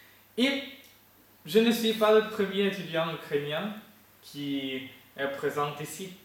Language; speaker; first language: French; non-native, fluent; Ukrainian